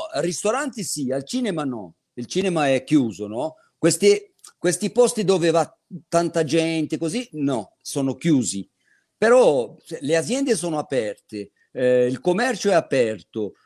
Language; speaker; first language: Italian; non-native, fluent; Portuguese